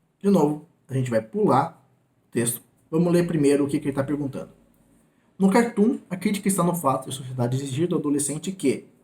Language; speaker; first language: Portuguese; native; Portuguese